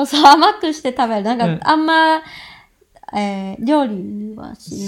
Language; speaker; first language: Japanese; non-native, fluent; Cantonese